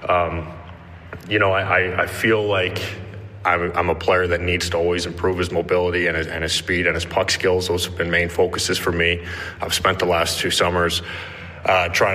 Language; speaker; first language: English; native; English